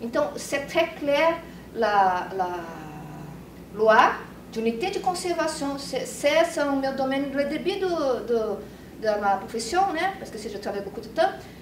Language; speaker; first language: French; non-native, learner; Portuguese